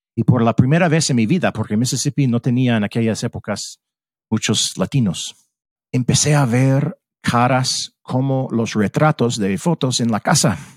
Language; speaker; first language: Spanish; non-native, fluent; English